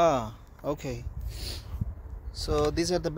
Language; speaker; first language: English; non-native, fluent; Bangla